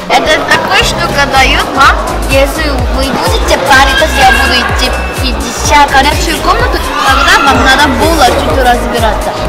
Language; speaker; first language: Russian; non-native, learner; Korean